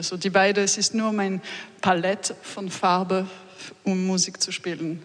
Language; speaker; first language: German; non-native, learner; French